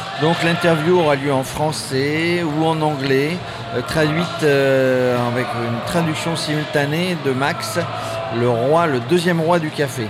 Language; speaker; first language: French; native; French